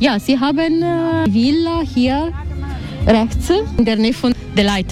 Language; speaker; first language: German; non-native, learner; Italian